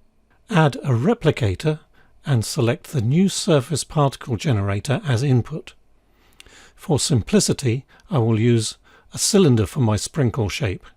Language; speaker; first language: English; native; English